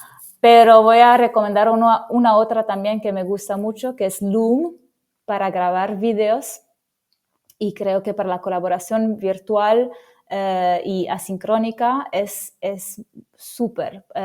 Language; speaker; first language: Spanish; non-native, fluent; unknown